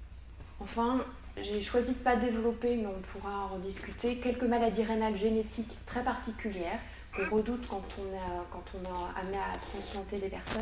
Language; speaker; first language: French; native; French